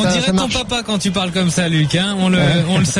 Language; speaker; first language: French; native; French